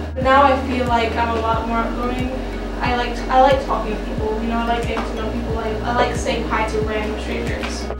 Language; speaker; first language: English; native; English